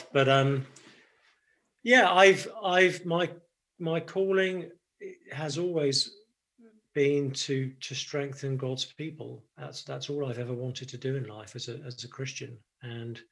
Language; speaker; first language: English; native; English